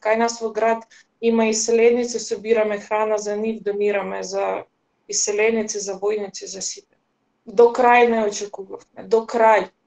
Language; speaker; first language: Macedonian; early bilingual, heritage; Macedonian